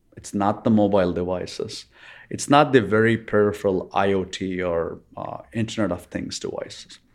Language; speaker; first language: English; non-native, local second language; Tamil